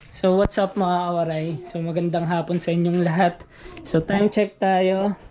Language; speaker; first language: Filipino; non-native, local second language; Waray